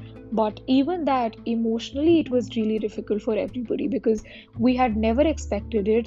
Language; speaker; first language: English; non-native, local second language; Hindi